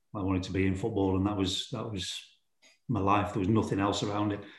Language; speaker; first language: English; native; English